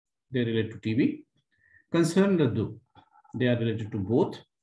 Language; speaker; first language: English; non-native, local second language; Hindi